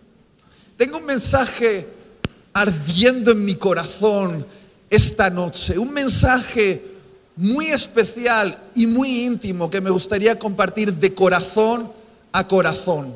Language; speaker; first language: Spanish; native; Spanish